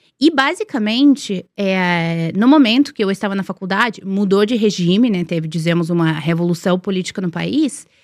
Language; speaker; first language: Portuguese; non-native, fluent; Serbian